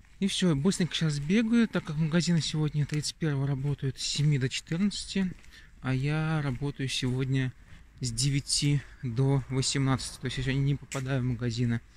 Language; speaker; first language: Russian; native; Russian